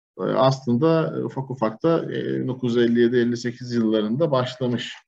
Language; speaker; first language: Turkish; native; Turkish